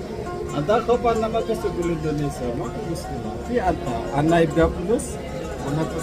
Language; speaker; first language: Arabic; non-native, learner; Indonesian